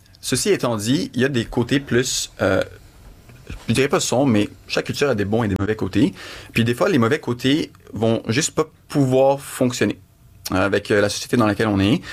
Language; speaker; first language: French; early bilingual, other home language; Arabic